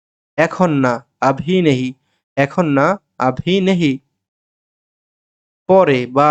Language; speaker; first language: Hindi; non-native, learner; Bangla